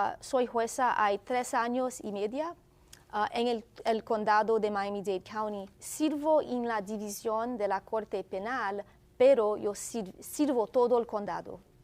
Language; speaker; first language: Spanish; non-native, learner; Haitian Creole